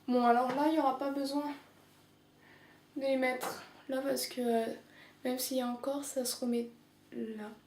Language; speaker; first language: French; native; French